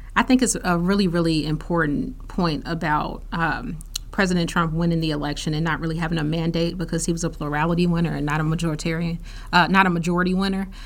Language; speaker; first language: English; native; English